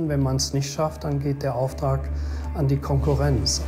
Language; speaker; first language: German; native; German